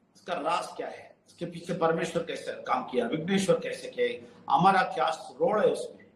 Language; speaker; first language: Hindi; non-native, local second language; Telugu